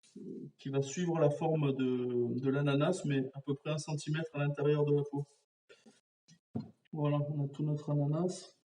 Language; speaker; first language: French; native; French